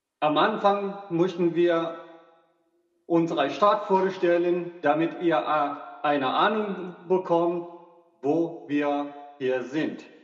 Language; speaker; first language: German; non-native, fluent; Persian